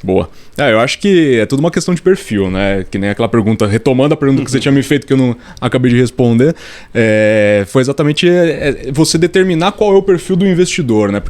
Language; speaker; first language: Portuguese; native; Portuguese